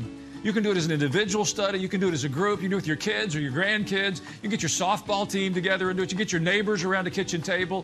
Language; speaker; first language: English; native; English